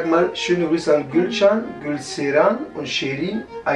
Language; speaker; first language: German; early bilingual, other home language; Kurdish